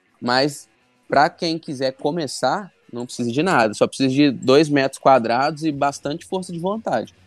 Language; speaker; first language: Portuguese; native; Portuguese